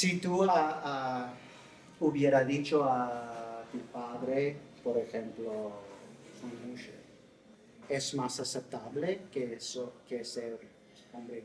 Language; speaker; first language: Spanish; non-native, learner; English